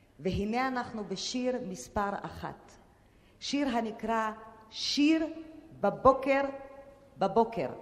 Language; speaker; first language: Hebrew; native; Hebrew